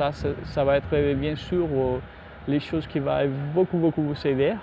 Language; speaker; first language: French; non-native, fluent; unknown